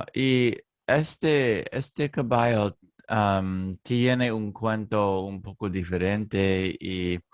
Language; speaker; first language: Spanish; non-native, learner; English